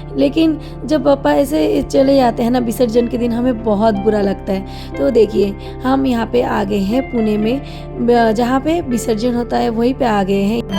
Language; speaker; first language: Hindi; non-native, local second language; Bangla